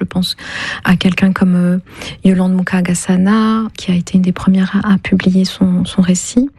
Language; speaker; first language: French; non-native, local second language; Kinyarwanda